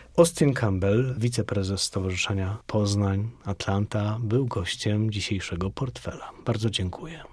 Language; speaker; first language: Polish; native; Polish